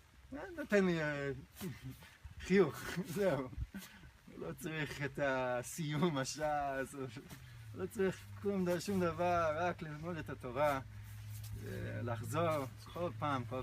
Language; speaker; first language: Hebrew; non-native, fluent; English